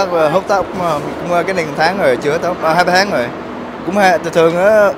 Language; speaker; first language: Vietnamese; early bilingual, heritage; Vietnamese